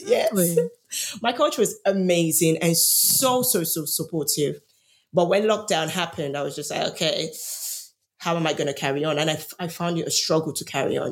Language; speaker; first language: English; non-native, local second language; Yoruba